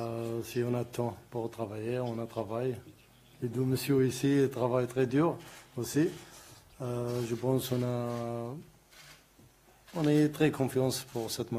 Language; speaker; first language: French; non-native, learner; Arabic